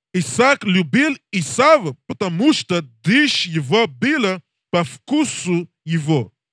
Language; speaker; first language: Russian; non-native, learner; English